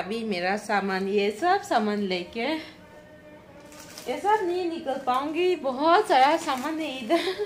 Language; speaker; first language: Hindi; non-native, local second language; Bangla